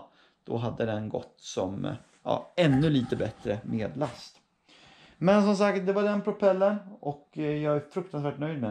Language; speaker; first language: Swedish; native; Swedish